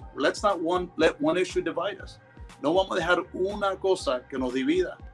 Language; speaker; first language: Spanish; early bilingual, heritage; Spanish